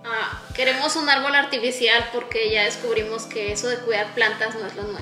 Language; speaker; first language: Spanish; native; Spanish